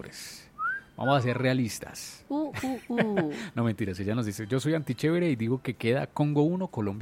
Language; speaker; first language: Spanish; native; Spanish